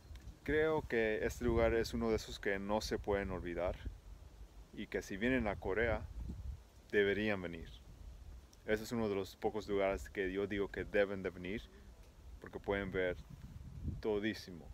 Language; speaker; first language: Spanish; early bilingual, heritage; Spanish